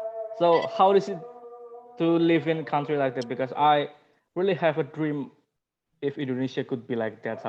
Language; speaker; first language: English; non-native, learner; Indonesian